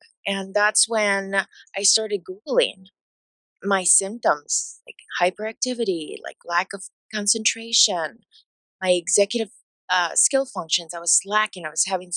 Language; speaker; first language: English; non-native, fluent; Spanish